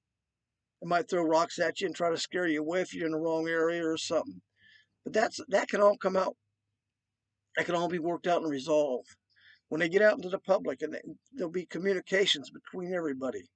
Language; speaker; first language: English; native; English